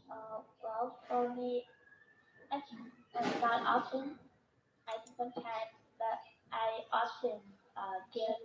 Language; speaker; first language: English; non-native, learner; Vietnamese